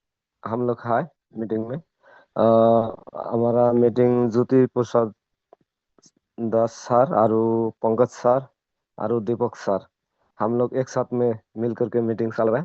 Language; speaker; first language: Hindi; non-native, local second language; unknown